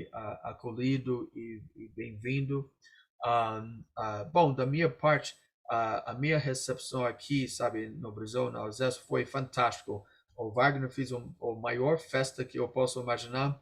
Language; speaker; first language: Portuguese; non-native, fluent; English